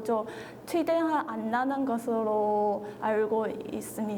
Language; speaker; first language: Korean; non-native, fluent; Chinese